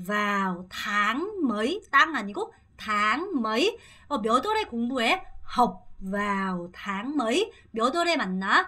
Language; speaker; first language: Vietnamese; non-native, fluent; Korean